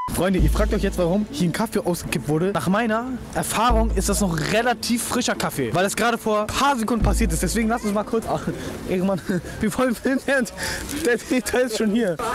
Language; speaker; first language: German; early bilingual, other home language; Turkish